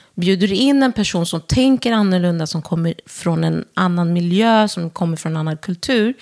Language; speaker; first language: Swedish; early bilingual, other home language; Wolof